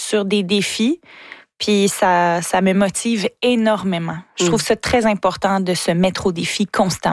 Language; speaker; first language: French; native; French